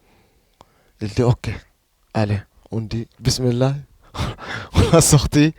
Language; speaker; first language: French; non-native, learner; Arabic